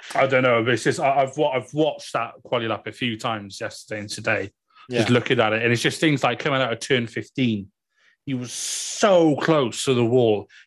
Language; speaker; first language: English; native; English